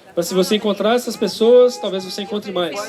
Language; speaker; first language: Portuguese; native; Portuguese